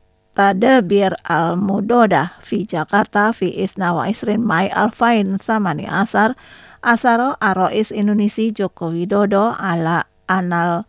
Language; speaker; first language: Arabic; non-native, fluent; Indonesian